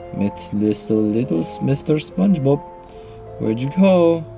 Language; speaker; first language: English; native; English